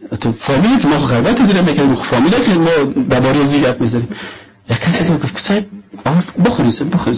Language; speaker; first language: Persian; native; Persian